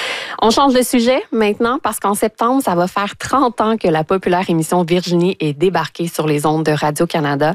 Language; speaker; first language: French; native; French